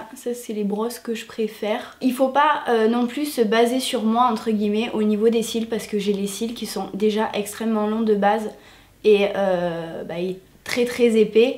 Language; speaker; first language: French; native; French